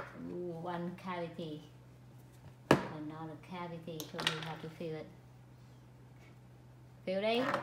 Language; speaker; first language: English; non-native, learner; Vietnamese